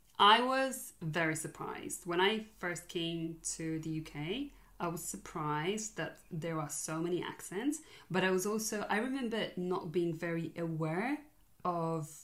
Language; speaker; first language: English; non-native, fluent; Polish